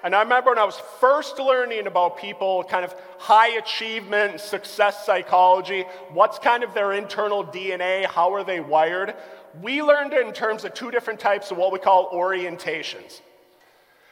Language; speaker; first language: English; native; English